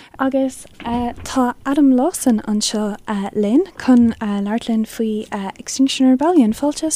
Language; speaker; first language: Irish; non-native, local second language; English